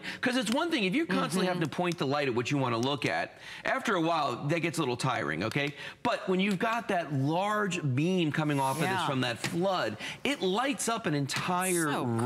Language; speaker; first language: English; native; English